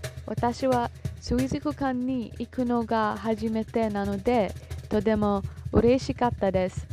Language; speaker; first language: Japanese; non-native, learner; English